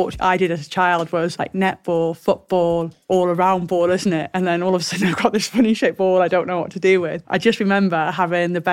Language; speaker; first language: English; native; English